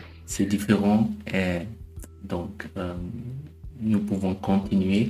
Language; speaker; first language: French; non-native, learner; German